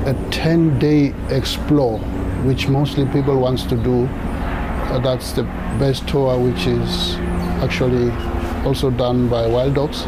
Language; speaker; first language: English; non-native, local second language; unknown